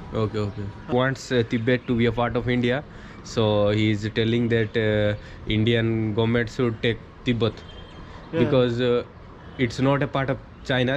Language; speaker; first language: English; non-native, fluent; Hindi